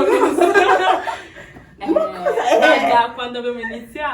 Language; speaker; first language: Italian; early bilingual, other home language; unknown